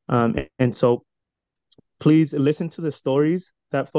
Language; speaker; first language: English; native; English